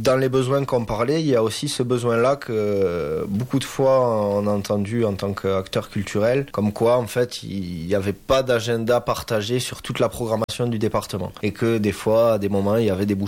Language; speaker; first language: French; native; French